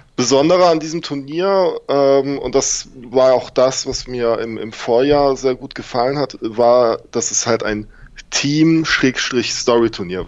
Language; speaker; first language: German; native; German